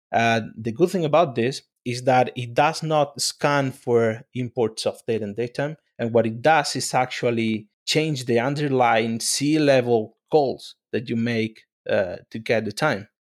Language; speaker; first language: English; non-native, fluent; Spanish